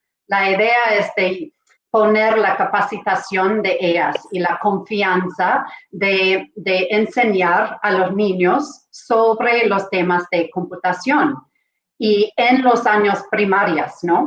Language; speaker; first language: Spanish; non-native, fluent; English